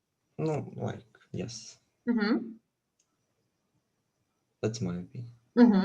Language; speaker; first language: English; non-native, learner; Russian